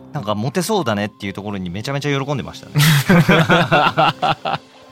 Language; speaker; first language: Japanese; native; Japanese